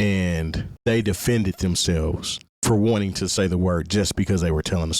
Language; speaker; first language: English; native; English